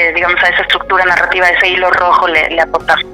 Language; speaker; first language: Spanish; native; Spanish